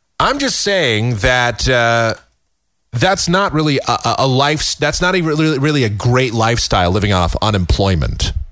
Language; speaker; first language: English; native; English